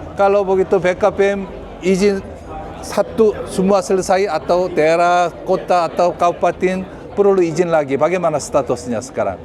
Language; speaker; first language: Indonesian; non-native, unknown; Korean